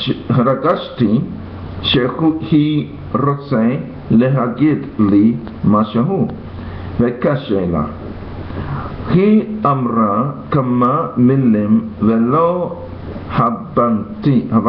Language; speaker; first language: Hebrew; non-native, learner; English